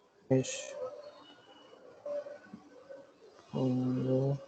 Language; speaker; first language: German; non-native, learner; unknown